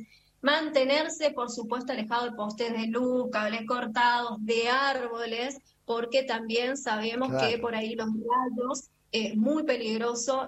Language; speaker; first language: Spanish; native; Spanish